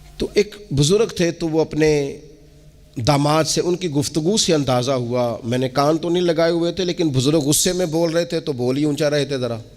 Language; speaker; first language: Urdu; non-native, local second language; Punjabi